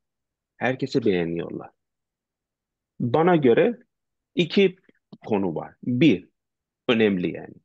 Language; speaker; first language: Turkish; non-native, learner; Persian